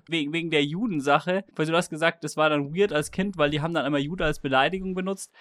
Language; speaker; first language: German; native; German